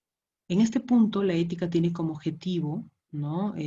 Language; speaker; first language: Spanish; native; Spanish